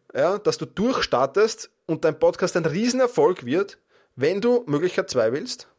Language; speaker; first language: German; native; German